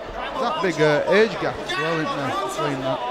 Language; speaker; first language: English; native; English